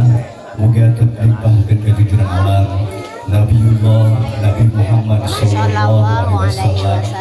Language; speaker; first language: Indonesian; non-native, local second language; Sundanese